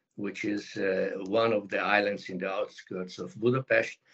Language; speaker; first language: English; non-native, fluent; Hungarian